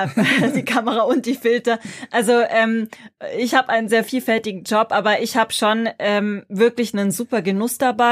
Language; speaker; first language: German; native; German